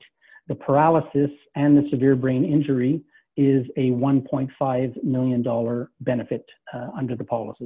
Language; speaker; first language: English; native; English